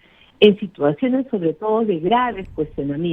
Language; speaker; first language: Spanish; native; Spanish